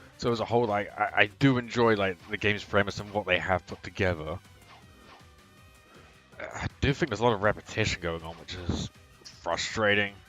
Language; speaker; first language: English; native; English